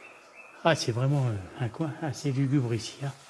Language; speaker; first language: French; native; French